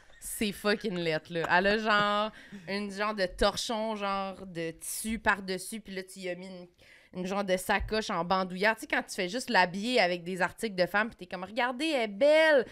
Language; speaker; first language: French; native; French